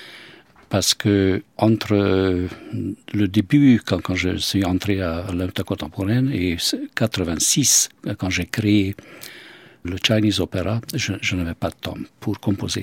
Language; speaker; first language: French; non-native, fluent; Hungarian